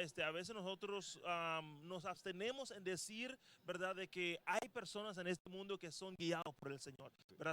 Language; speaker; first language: Spanish; native; Spanish